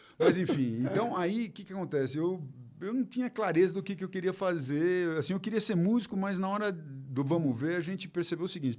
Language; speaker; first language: Portuguese; early bilingual, other home language; German